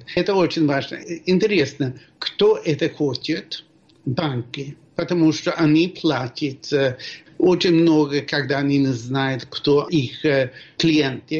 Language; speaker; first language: Russian; non-native, fluent; Swedish